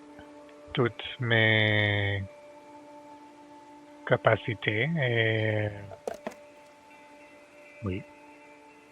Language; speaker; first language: French; non-native, learner; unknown